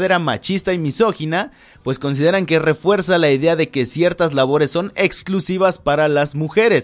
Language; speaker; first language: Spanish; native; Spanish